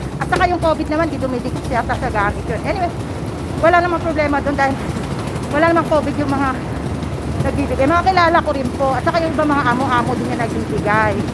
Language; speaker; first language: Filipino; native; Filipino